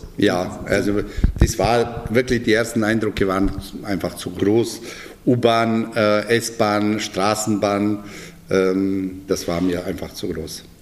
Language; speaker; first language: German; non-native, fluent; Bosnian